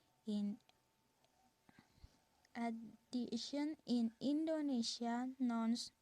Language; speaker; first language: English; non-native, learner; Indonesian